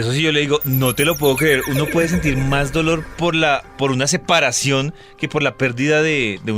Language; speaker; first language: Spanish; native; Spanish